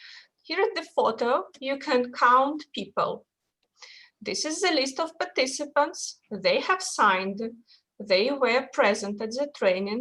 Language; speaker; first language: English; non-native, fluent; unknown